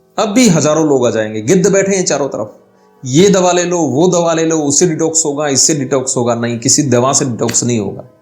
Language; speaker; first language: Hindi; native; Hindi